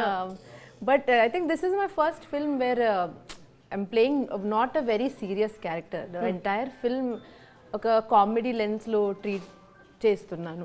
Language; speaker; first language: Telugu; non-native, learner; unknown